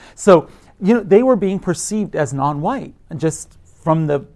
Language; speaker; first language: English; early bilingual, other home language; Arabic